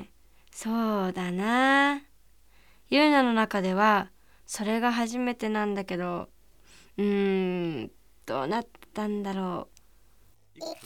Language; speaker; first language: Japanese; native; Japanese